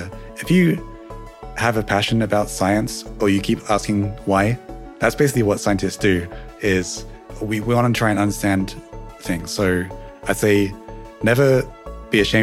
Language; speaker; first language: English; native; English